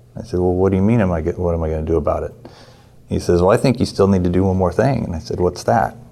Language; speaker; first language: English; native; English